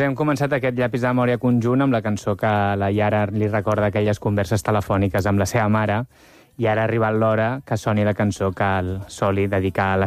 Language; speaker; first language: Catalan; native; Catalan